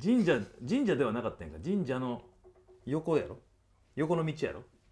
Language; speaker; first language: Japanese; native; Japanese